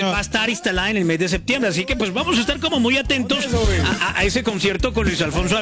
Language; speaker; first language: Spanish; native; Spanish